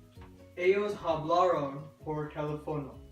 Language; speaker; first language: Spanish; non-native, learner; English